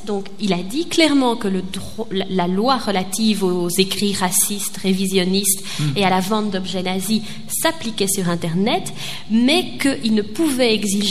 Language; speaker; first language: French; native; French